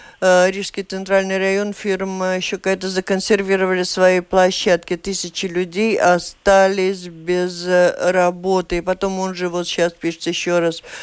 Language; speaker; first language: Russian; native; Russian